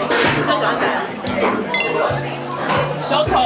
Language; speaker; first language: Chinese; native; Chinese